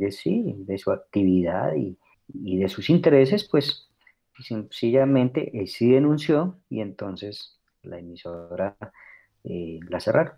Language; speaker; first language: Spanish; native; Spanish